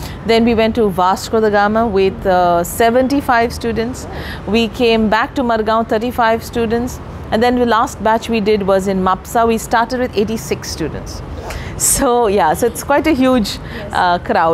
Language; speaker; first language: English; non-native, local second language; Konkani